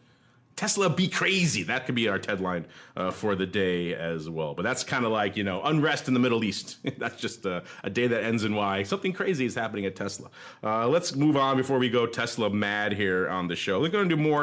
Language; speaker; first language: English; native; English